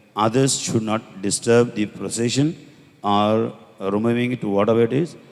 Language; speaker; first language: English; non-native, local second language; Tamil